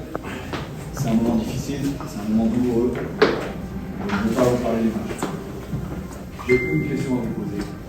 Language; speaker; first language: French; native; French